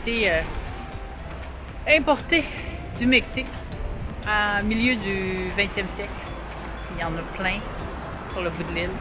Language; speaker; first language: French; native; French